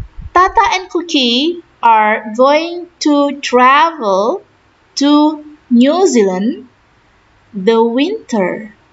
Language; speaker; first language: English; non-native, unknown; Indonesian